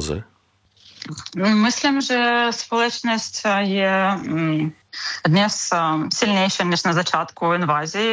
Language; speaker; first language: Czech; non-native, learner; Ukrainian